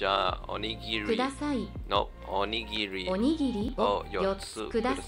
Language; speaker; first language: Japanese; non-native, learner; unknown